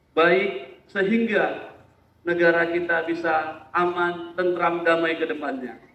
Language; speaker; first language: Indonesian; native; Indonesian